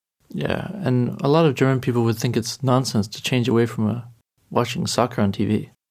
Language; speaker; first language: English; native; English